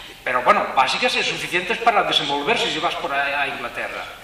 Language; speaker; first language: Spanish; native; Spanish